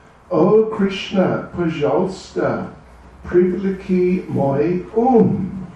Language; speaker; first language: Russian; non-native, learner; English